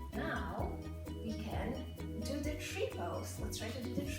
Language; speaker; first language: English; non-native, fluent; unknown